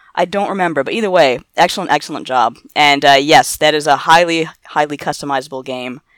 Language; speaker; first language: English; native; English